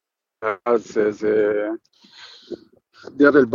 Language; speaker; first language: Hebrew; non-native, fluent; Arabic